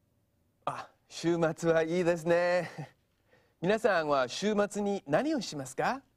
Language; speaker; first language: Japanese; non-native, fluent; English